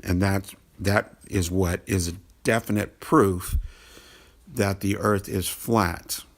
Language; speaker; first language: English; native; English